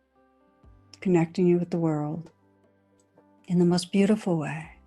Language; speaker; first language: English; native; English